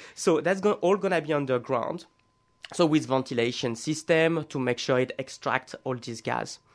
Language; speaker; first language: English; non-native, fluent; French